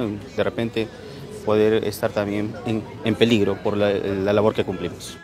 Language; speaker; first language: Spanish; native; Spanish